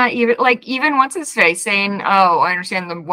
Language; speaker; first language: English; native; English